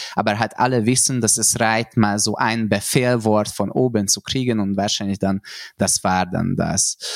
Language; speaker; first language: German; non-native, fluent; Hungarian